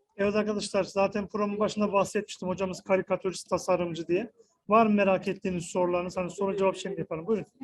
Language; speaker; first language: Turkish; native; Turkish